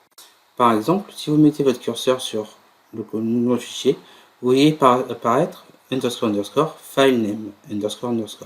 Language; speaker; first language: French; native; French